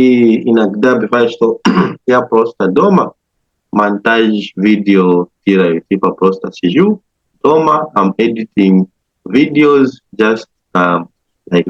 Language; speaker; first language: Russian; non-native, learner; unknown